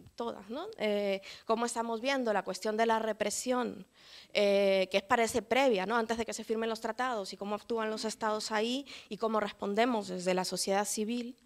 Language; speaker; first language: Spanish; native; Spanish